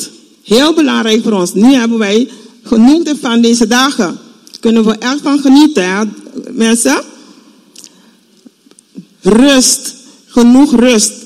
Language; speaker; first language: Dutch; non-native, fluent; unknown